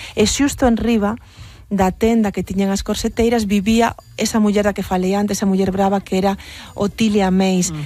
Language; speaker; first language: Galician; native; Galician